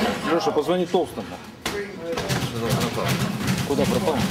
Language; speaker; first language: Russian; native; Russian